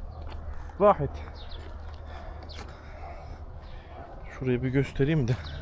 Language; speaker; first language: Turkish; native; Turkish